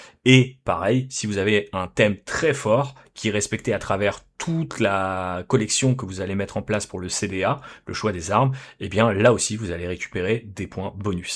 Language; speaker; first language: French; native; French